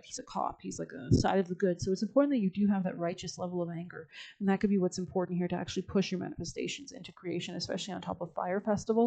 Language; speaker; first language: English; native; English